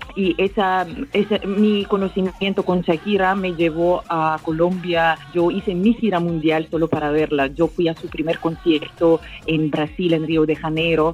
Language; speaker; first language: Spanish; non-native, fluent; Russian